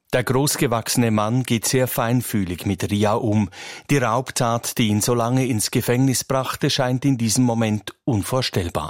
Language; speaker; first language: German; native; German